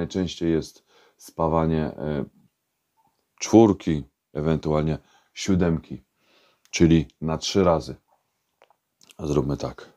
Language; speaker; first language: Polish; native; Polish